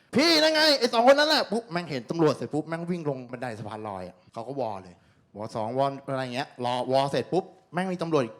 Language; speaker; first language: Thai; native; Thai